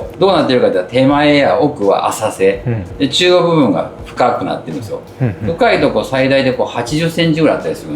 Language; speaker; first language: Japanese; native; Japanese